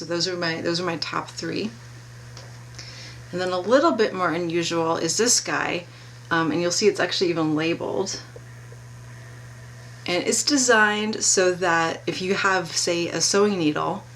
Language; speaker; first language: English; native; English